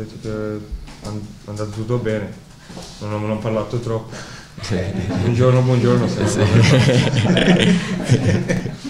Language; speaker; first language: Italian; non-native, learner; Croatian